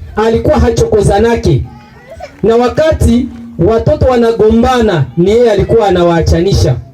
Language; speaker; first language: Swahili; native; Swahili